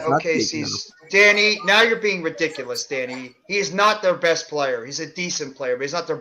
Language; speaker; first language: English; native; English